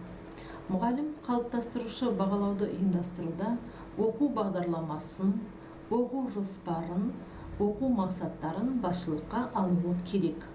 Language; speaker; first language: Kazakh; native; Kazakh